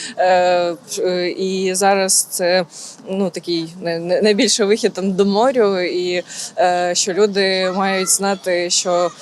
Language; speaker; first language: Ukrainian; non-native, local second language; Russian